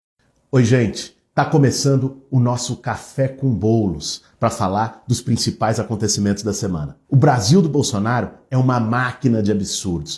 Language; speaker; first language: Portuguese; native; Portuguese